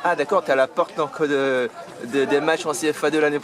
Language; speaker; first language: French; native; French